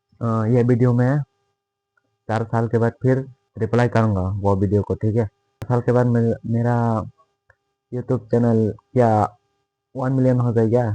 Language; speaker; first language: Hindi; non-native, local second language; Kok Borok